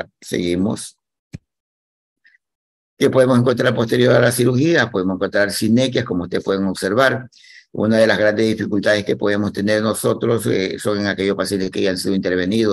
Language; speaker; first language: Spanish; native; Spanish